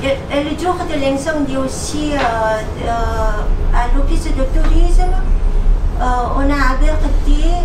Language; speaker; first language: French; non-native, fluent; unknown